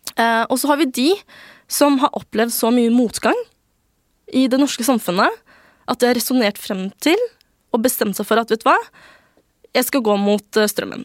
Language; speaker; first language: Norwegian; early bilingual, other home language; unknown